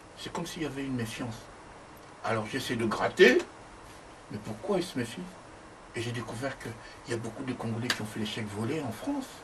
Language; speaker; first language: French; non-native, local second language; Lingala